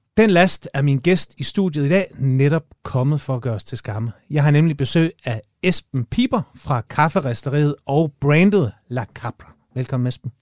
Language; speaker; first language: Danish; native; Danish